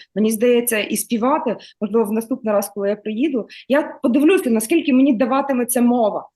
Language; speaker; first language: Ukrainian; native; Ukrainian